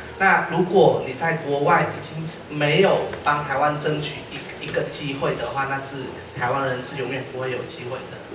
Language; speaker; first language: Chinese; non-native, fluent; Vietnamese